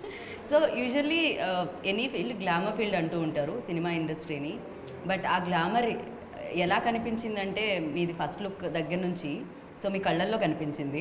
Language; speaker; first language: Telugu; native; Telugu